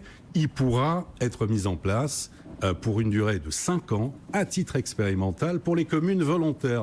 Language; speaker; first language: French; native; French